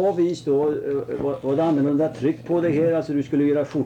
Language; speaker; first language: Swedish; native; Swedish